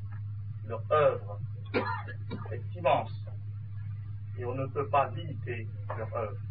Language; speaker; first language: French; non-native, fluent; Vietnamese